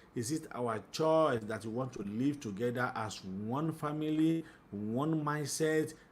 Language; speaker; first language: English; non-native, local second language; Yoruba